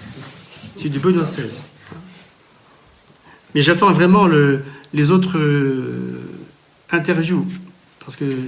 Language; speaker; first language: French; native; French